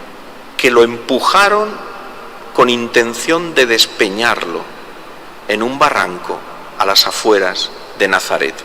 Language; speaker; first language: Spanish; native; Spanish